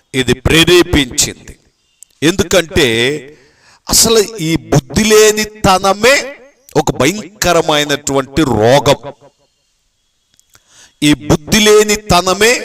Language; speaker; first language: Telugu; native; Telugu